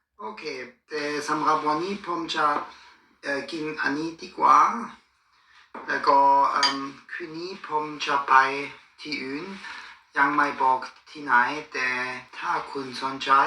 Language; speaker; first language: Thai; non-native, learner; German